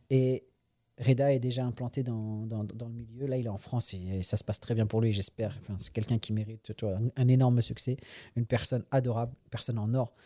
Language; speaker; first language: French; native; French